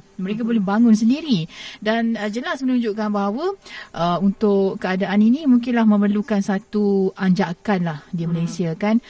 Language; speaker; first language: Malay; native; Malay